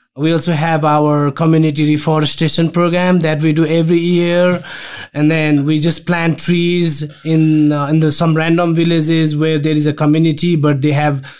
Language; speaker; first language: English; non-native, local second language; Nepali